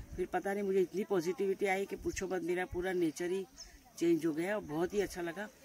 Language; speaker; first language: Hindi; non-native, local second language; Gujarati